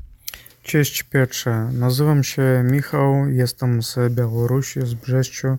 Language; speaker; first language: Polish; non-native, learner; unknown